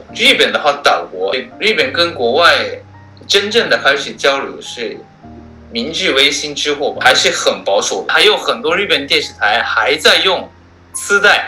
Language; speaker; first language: Chinese; non-native, fluent; Japanese